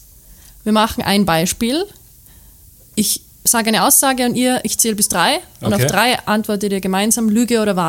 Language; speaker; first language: German; native; German